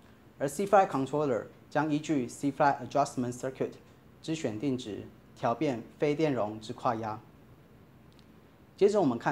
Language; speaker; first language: Chinese; native; Chinese